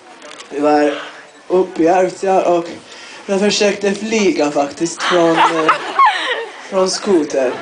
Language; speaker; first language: Swedish; non-native, fluent; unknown